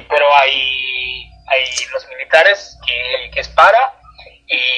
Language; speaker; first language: Spanish; non-native, fluent; Italian